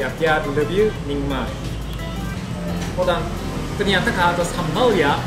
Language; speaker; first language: Indonesian; non-native, learner; Korean